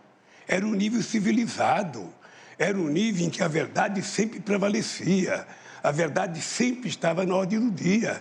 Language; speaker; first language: Portuguese; native; Portuguese